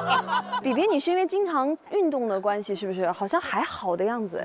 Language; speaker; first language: Chinese; native; Chinese